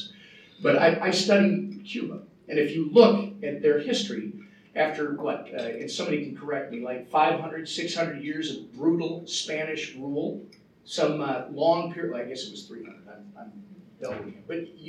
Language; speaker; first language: English; native; English